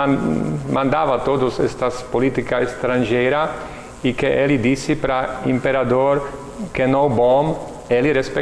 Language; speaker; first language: Portuguese; non-native, learner; Czech